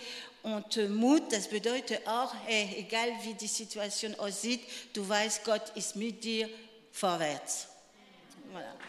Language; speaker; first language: German; non-native, fluent; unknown